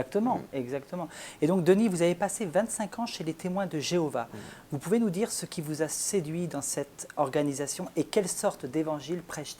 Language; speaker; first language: French; native; French